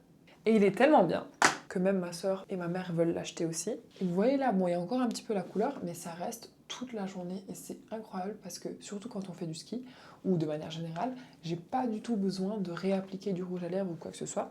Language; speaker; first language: French; native; French